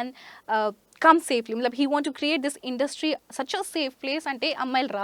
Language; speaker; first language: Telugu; non-native, learner; Hindi